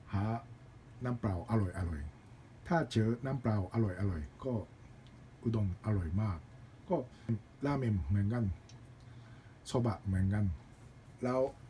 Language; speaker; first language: Thai; non-native, learner; Japanese